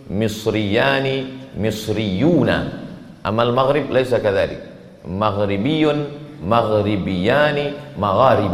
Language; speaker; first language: Arabic; non-native, fluent; Indonesian